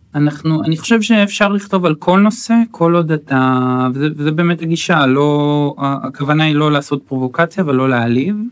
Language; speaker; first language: Hebrew; native; Hebrew